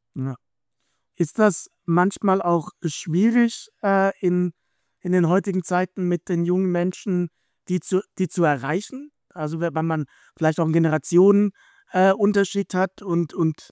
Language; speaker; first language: German; native; German